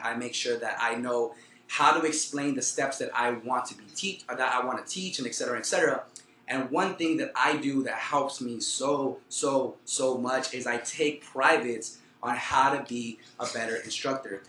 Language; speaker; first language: English; early bilingual, other home language; Spanish